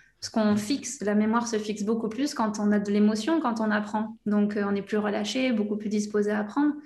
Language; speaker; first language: French; native; French